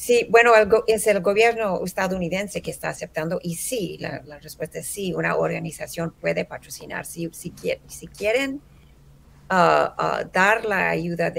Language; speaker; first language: Spanish; early bilingual, heritage; Spanish